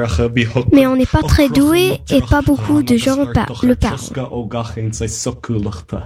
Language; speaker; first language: French; non-native, learner; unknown